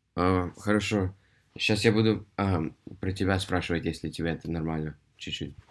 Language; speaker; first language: Russian; early bilingual, heritage; Russian